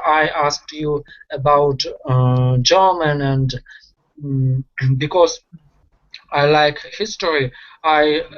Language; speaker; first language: English; non-native, learner; Russian